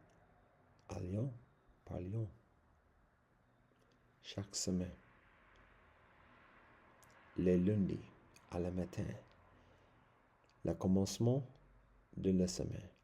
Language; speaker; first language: French; non-native, learner; English